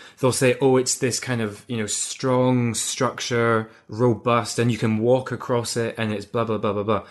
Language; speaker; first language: English; native; English